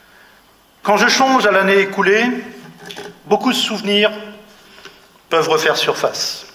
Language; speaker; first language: French; native; French